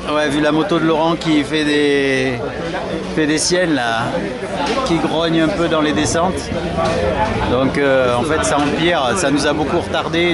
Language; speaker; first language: French; native; French